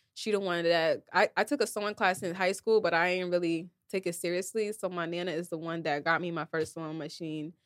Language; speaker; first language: English; native; English